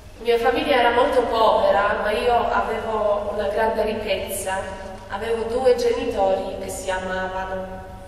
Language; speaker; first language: Italian; non-native, fluent; Polish